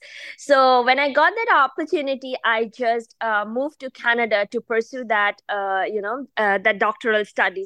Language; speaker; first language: English; non-native, local second language; Bangla